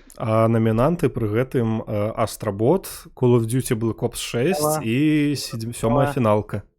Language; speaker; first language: Belarusian; non-native, local second language; Russian